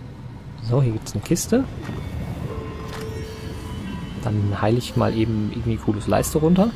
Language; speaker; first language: German; native; German